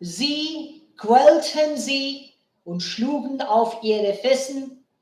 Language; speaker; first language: German; non-native, learner; Bangla